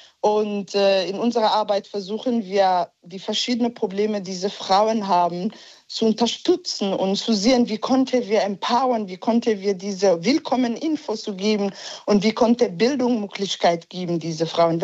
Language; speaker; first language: German; non-native, learner; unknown